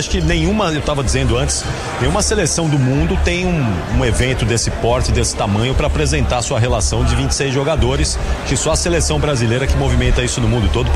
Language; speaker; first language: Portuguese; native; Portuguese